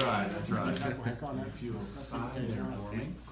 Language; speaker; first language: English; native; English